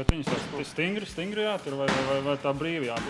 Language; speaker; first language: Latvian; native; Latvian